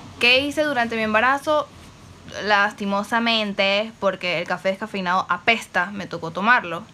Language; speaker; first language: Spanish; native; Spanish